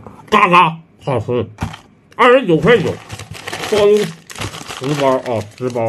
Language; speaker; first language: Chinese; native; Chinese